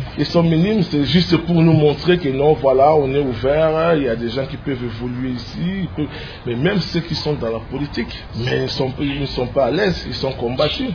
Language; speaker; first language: French; non-native, local second language; Lingala